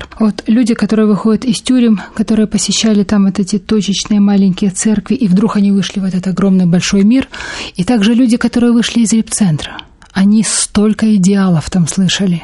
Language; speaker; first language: Russian; native; Russian